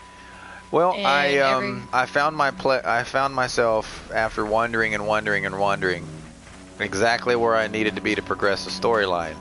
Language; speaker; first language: English; native; English